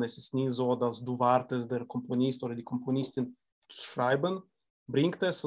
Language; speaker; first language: German; non-native, fluent; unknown